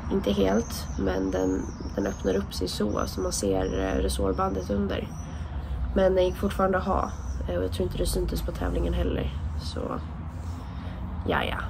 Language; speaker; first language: Swedish; native; Swedish